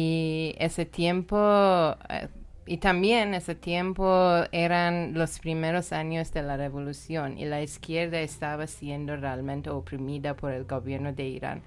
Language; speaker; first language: Spanish; non-native, fluent; Persian